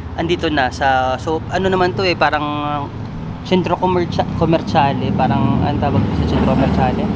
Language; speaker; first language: Filipino; native; Filipino